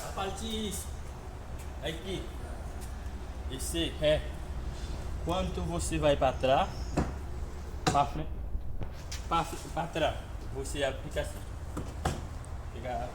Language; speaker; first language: Portuguese; non-native, learner; Haitian Creole